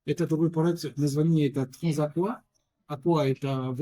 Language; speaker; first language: Russian; non-native, learner; French